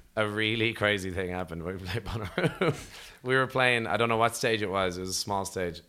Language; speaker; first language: English; native; English